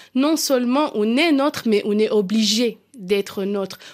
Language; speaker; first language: French; non-native, fluent; Hebrew